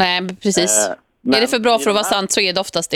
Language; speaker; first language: Swedish; native; Swedish